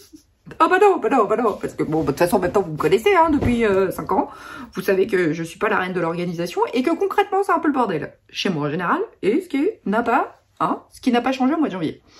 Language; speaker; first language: French; native; French